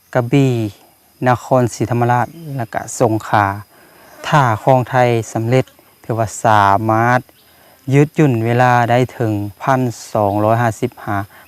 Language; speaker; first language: Thai; native; Thai